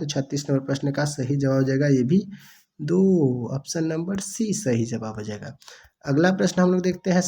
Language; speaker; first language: Hindi; non-native, local second language; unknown